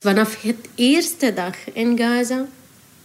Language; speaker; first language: Dutch; non-native, learner; Arabic